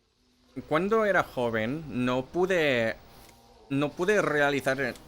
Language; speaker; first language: Spanish; non-native, learner; English